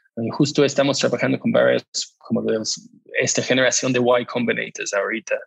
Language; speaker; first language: Spanish; non-native, fluent; English